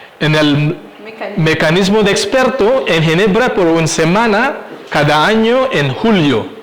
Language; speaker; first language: Spanish; non-native, fluent; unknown